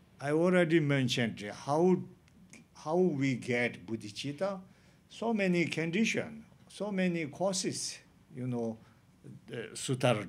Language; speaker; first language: English; non-native, learner; Tibetan